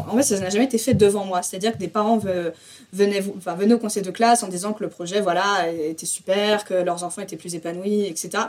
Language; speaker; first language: French; native; French